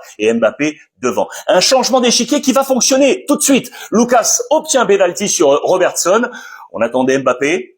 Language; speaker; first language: French; native; French